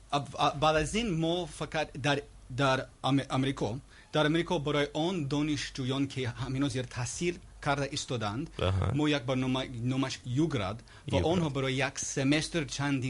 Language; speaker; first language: Persian; non-native, learner; English